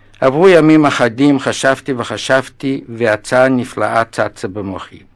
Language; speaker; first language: Hebrew; non-native, fluent; Yiddish